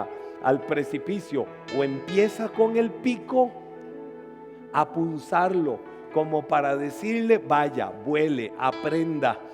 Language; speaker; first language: Spanish; native; Spanish